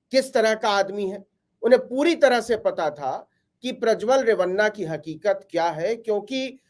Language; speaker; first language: Hindi; native; Hindi